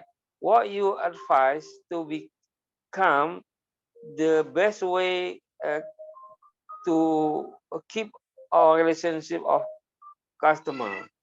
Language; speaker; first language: English; non-native, learner; Malay